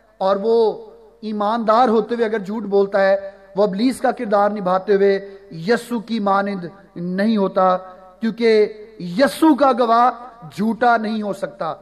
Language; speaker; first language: Urdu; non-native, local second language; Punjabi